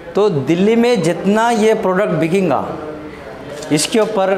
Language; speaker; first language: Hindi; non-native, local second language; Telugu